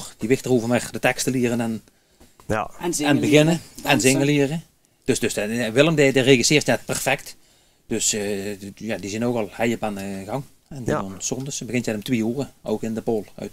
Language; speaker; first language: Dutch; native; Dutch